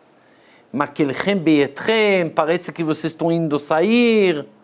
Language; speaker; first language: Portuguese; non-native, fluent; Hebrew